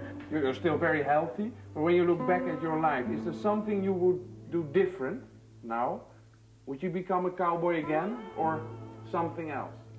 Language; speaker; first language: English; non-native, fluent; Dutch